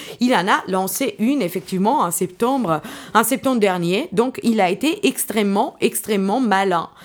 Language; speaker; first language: French; non-native, fluent; Italian